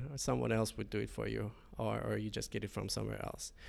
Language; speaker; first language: English; non-native, fluent; Persian